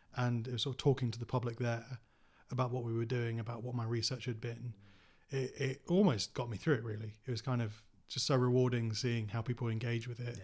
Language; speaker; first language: English; native; English